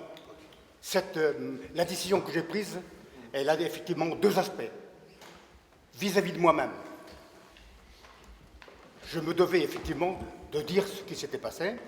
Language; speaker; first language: French; native; French